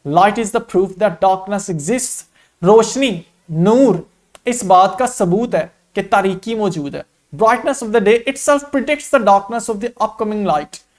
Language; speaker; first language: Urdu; non-native, local second language; Punjabi